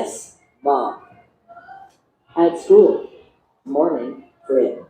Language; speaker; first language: English; non-native, learner; Indonesian